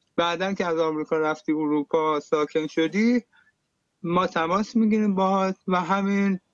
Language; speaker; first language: Persian; native; Persian